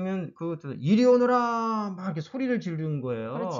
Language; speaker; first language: Korean; native; Korean